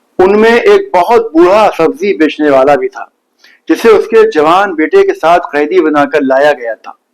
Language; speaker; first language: Urdu; native; Urdu